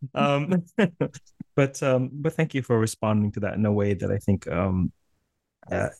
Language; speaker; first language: English; native; English